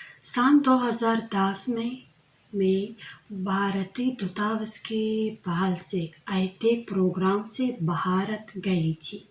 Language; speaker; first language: Hindi; non-native, fluent; Tajik